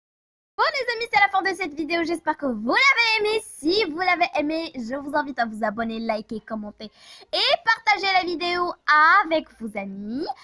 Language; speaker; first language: French; non-native, local second language; Arabic